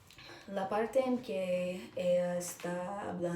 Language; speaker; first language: Spanish; non-native, learner; English